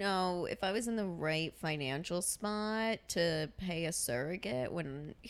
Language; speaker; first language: English; native; English